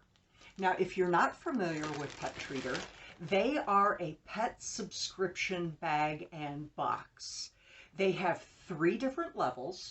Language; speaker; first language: English; native; English